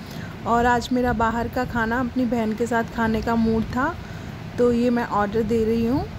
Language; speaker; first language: Hindi; native; Hindi